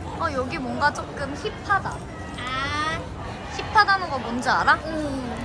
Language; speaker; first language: Korean; non-native, learner; Japanese